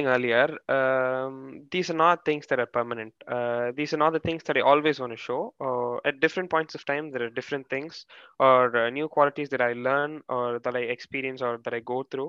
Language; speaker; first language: English; non-native, local second language; Tamil